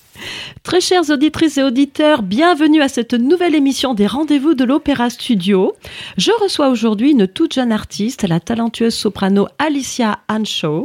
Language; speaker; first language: French; native; French